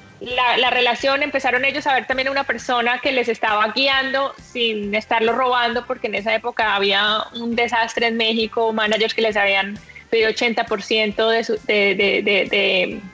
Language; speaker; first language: Spanish; native; Spanish